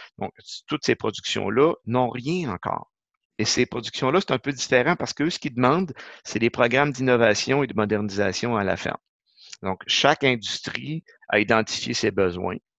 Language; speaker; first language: French; native; French